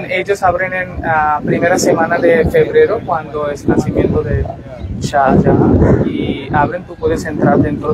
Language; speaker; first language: Spanish; non-native, learner; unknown